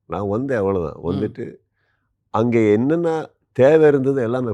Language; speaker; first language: Tamil; non-native, learner; Kannada